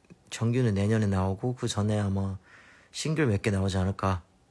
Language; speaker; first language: Korean; early bilingual, heritage; Korean